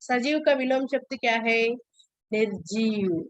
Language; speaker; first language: Hindi; non-native, local second language; Telugu